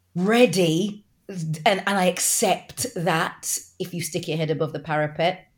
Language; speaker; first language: English; native; English